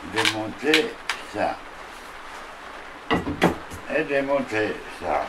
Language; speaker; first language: French; non-native, learner; Italian